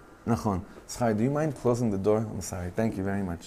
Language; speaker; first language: English; native; English